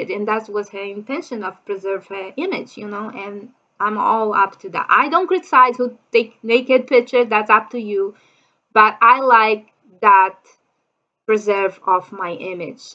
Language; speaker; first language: English; non-native, fluent; Portuguese